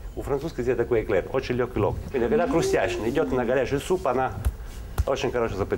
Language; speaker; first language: Russian; non-native, learner; Italian